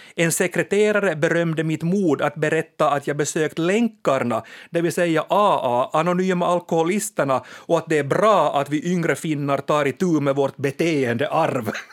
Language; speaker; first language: Swedish; native; Swedish